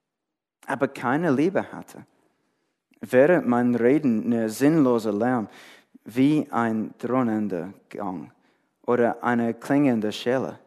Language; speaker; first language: German; non-native, fluent; English